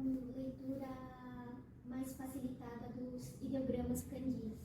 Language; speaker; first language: Portuguese; early bilingual, heritage; Portuguese